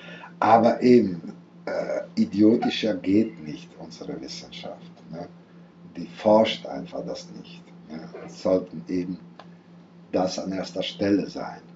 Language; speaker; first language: German; non-native, fluent; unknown